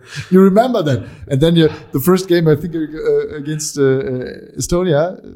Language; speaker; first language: English; non-native, fluent; German